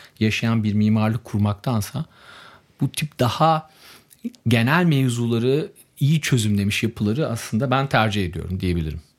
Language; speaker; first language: Turkish; early bilingual, heritage; Turkish